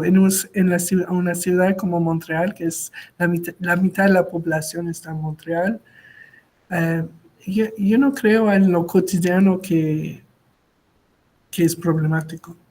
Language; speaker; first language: Spanish; non-native, local second language; French